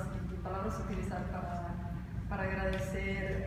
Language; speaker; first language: Spanish; non-native, fluent; Portuguese